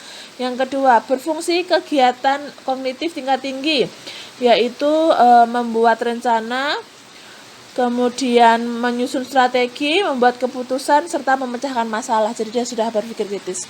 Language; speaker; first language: Indonesian; native; Indonesian